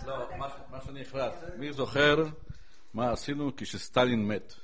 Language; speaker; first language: Hebrew; non-native, fluent; Polish